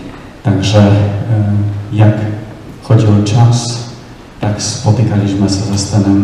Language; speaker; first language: Polish; non-native, learner; Czech